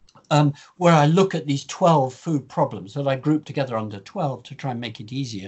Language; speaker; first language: English; native; English